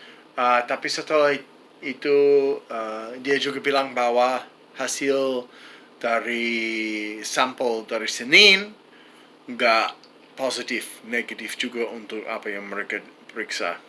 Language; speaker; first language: Indonesian; non-native, fluent; English